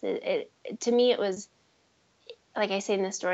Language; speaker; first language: English; native; English